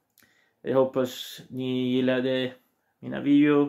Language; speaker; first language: Swedish; non-native, learner; Portuguese